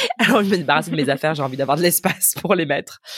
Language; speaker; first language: French; native; French